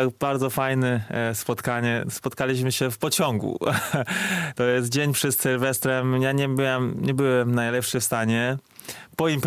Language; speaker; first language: Polish; non-native, fluent; Chinese